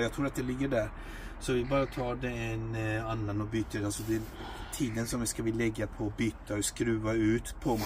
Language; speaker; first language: Swedish; non-native, fluent; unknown